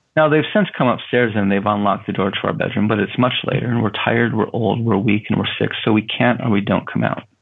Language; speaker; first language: English; native; English